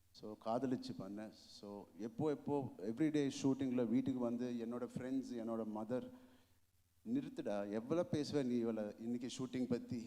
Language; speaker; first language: Tamil; non-native, local second language; Telugu